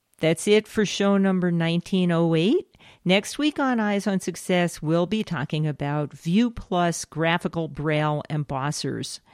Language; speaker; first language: English; native; English